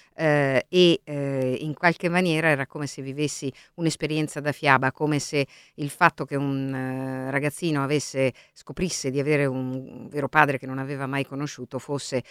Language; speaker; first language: Italian; native; Italian